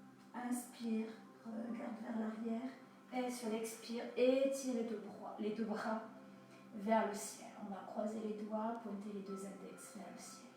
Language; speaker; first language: French; native; French